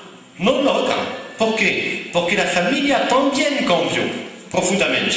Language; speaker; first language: Spanish; non-native, fluent; French